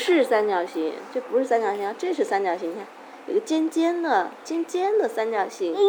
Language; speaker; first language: Chinese; native; Chinese